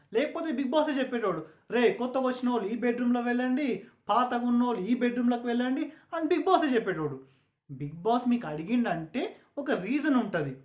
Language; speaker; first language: Telugu; non-native, local second language; Urdu